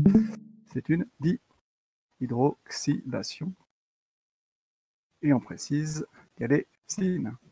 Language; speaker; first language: French; native; French